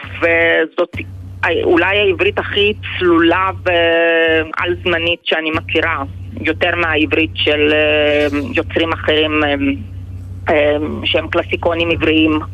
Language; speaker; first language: Hebrew; early bilingual, other home language; Russian